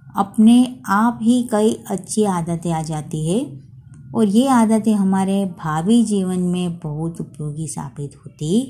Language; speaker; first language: Hindi; non-native, local second language; Gujarati